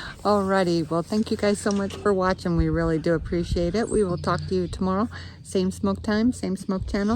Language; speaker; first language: English; native; English